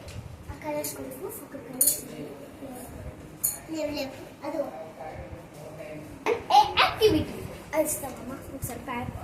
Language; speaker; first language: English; non-native, local second language; Telugu